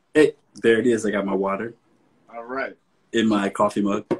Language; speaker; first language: English; native; English